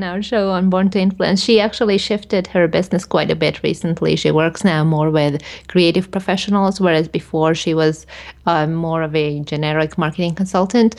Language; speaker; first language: English; early bilingual, other home language; Hungarian